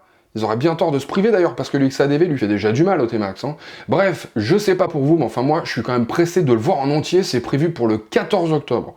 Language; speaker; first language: French; native; French